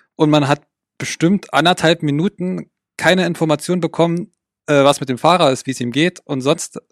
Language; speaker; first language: German; native; German